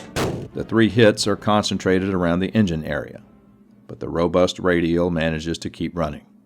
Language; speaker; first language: English; native; English